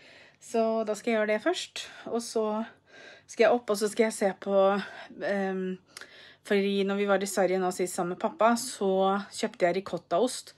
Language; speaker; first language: Norwegian; native; Norwegian